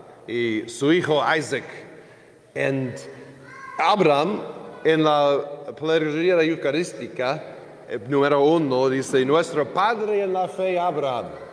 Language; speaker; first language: Spanish; non-native, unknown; English